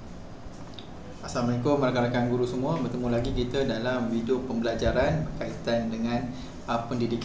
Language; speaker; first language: Malay; native; Malay